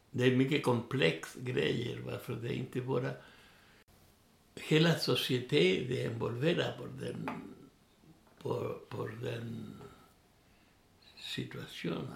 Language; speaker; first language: Swedish; non-native, learner; Spanish